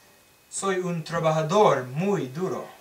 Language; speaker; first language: Spanish; non-native, learner; English